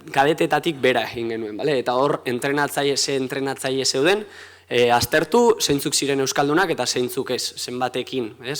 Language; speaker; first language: Basque; native; Basque